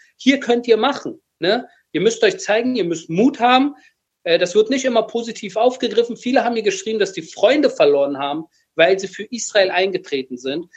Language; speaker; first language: German; early bilingual, other home language; Persian